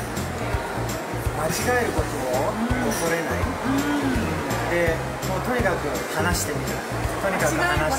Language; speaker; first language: Japanese; early bilingual, other home language; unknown